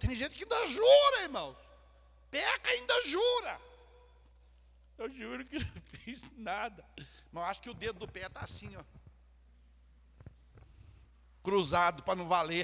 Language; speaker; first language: Portuguese; native; Portuguese